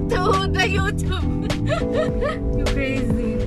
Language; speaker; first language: English; non-native, local second language; Filipino